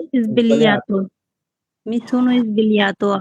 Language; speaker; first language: Italian; non-native, learner; Bangla